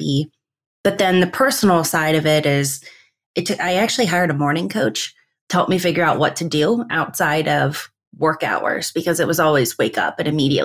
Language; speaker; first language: English; native; English